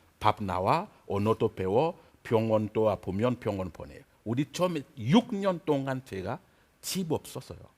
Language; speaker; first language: Korean; non-native, learner; French